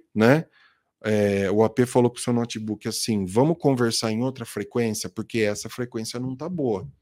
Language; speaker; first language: Portuguese; native; Portuguese